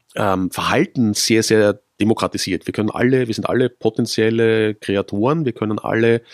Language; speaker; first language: German; native; German